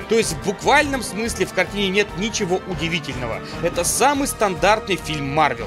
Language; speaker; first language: Russian; native; Russian